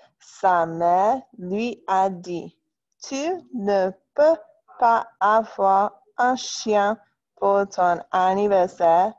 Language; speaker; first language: French; non-native, fluent; English